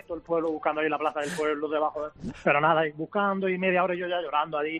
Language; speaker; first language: Spanish; native; Spanish